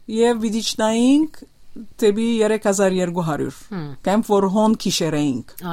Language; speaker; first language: Armenian; early bilingual, heritage; Armenian